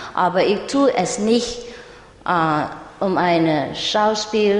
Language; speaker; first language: German; non-native, learner; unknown